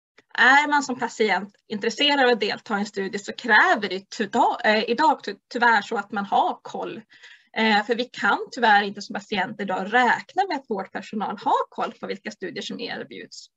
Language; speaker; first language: Swedish; native; Swedish